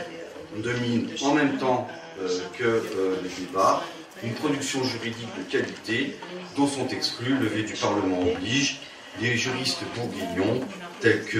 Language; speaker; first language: French; native; French